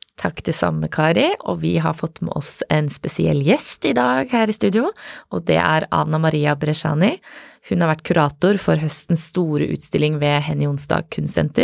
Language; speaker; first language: Norwegian; native; Norwegian